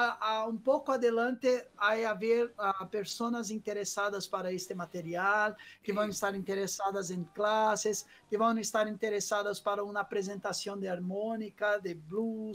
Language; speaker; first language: Spanish; non-native, fluent; Portuguese